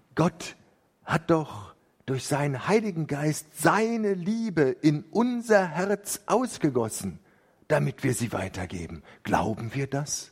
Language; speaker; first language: German; native; German